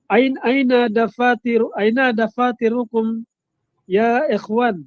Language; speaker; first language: Arabic; non-native, learner; Filipino